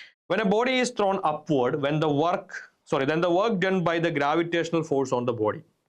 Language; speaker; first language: English; non-native, local second language; Malayalam